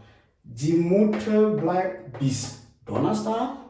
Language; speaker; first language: German; non-native, learner; French